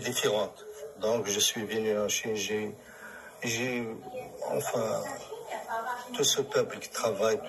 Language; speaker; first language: French; non-native, local second language; Arabic